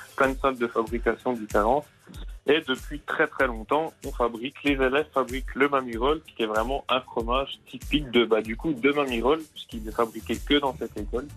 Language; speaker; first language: French; native; French